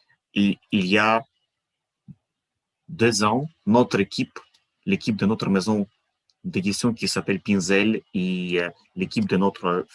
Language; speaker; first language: French; non-native, fluent; Ukrainian